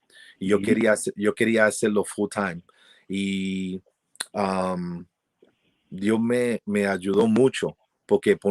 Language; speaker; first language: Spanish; early bilingual, heritage; English